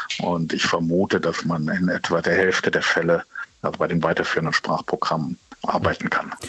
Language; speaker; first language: German; native; German